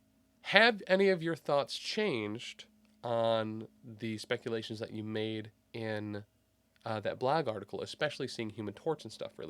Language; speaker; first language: English; native; English